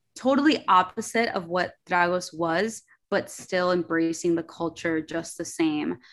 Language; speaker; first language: English; early bilingual, other home language; Spanish